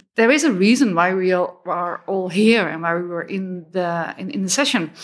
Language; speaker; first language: English; non-native, fluent; Dutch